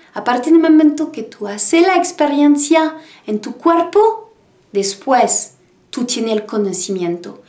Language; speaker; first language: Spanish; non-native, learner; French